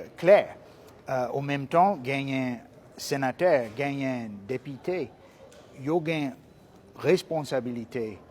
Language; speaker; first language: Haitian Creole; non-native, fluent; English